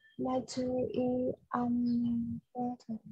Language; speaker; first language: English; non-native, learner; Vietnamese